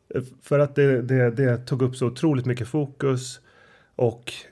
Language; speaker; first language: Swedish; native; Swedish